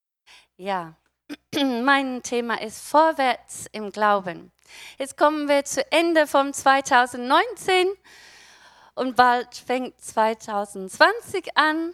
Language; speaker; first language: German; non-native, fluent; English